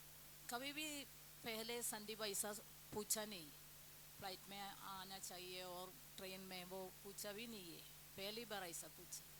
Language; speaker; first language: Hindi; non-native, local second language; Malayalam